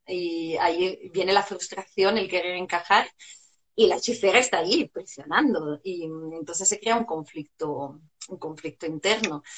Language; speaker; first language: Spanish; non-native, fluent; Italian